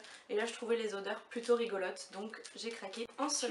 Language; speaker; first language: French; native; French